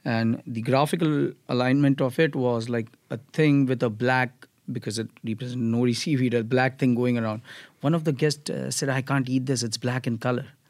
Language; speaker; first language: English; non-native, local second language; Gujarati